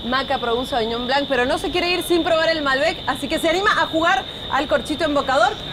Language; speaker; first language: Spanish; native; Spanish